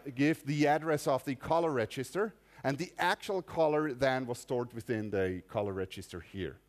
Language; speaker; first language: English; non-native, fluent; German